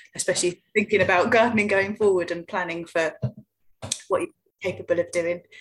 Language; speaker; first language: English; native; English